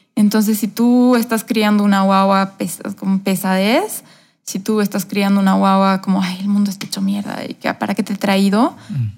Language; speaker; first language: Spanish; native; Spanish